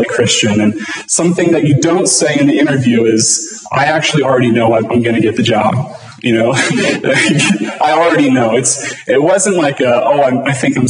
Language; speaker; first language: English; native; English